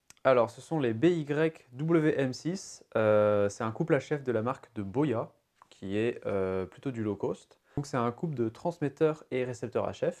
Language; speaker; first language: French; native; French